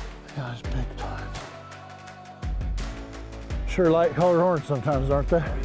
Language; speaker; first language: English; native; English